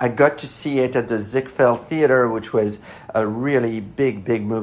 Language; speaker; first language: English; non-native, fluent; French